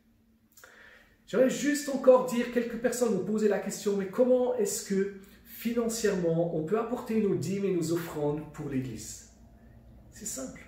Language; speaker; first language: French; native; French